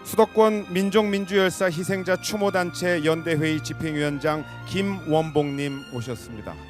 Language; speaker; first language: Korean; native; Korean